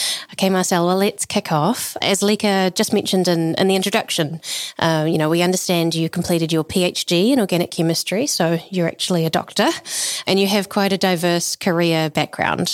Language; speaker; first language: English; native; English